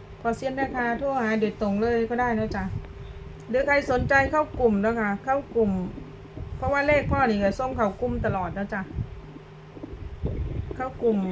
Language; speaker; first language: Thai; non-native, local second language; Lao